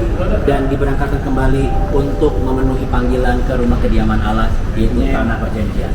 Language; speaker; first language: Indonesian; native; Indonesian